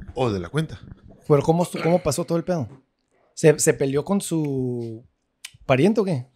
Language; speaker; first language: Spanish; early bilingual, heritage; Spanish